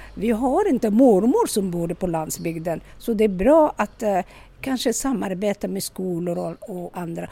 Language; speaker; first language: Swedish; non-native, local second language; Somali